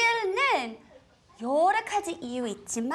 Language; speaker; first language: Korean; non-native, learner; English